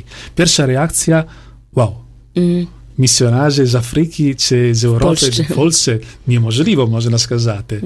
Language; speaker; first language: Polish; non-native, learner; Italian